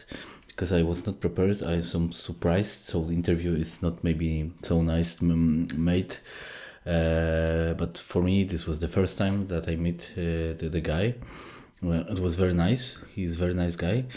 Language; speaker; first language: English; non-native, fluent; Polish